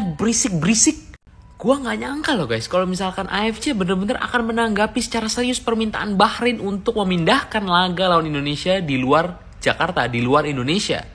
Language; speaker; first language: Indonesian; native; Indonesian